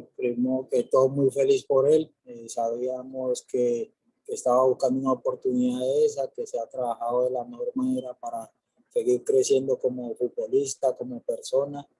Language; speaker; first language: Spanish; native; Spanish